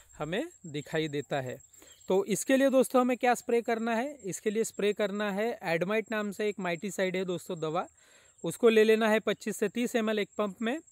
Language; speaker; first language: Hindi; non-native, local second language; Marathi